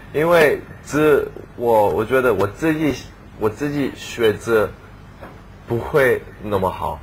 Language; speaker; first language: Chinese; non-native, learner; English